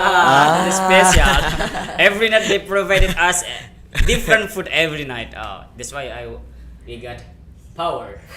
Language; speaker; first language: English; non-native, fluent; Indonesian